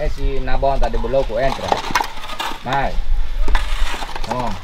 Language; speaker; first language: Vietnamese; native; Vietnamese